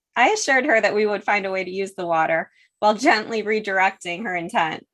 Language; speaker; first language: English; native; English